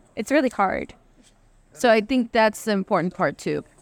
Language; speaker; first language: English; early bilingual, other home language; Spanish